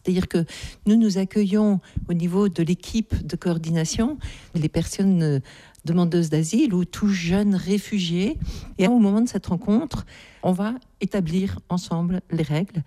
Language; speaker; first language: French; native; French